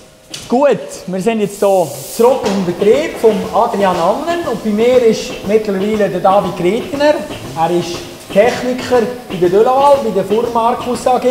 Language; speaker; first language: German; native; German